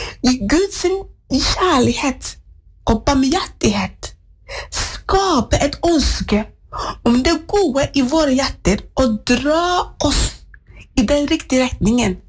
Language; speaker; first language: Norwegian; non-native, fluent; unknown